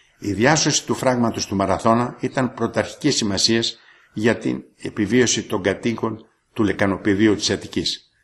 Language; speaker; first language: Greek; native; Greek